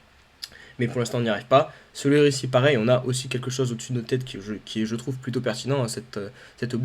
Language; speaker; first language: French; native; French